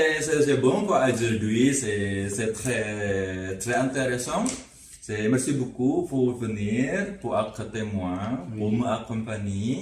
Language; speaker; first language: French; non-native, learner; Indonesian